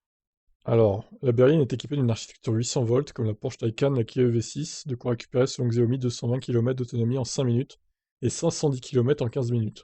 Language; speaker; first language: French; native; French